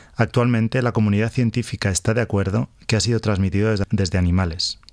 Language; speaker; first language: Spanish; native; Spanish